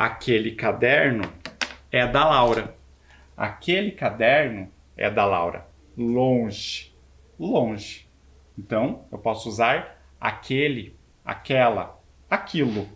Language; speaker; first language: Portuguese; native; Portuguese